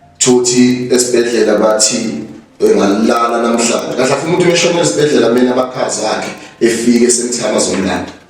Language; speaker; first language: Zulu; native; Zulu